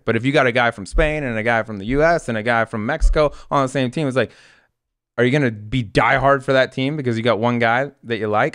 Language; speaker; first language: English; native; English